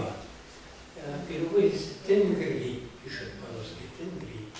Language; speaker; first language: Russian; non-native, local second language; Tatar